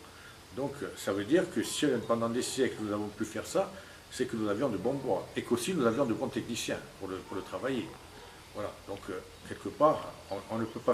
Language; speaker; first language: French; native; French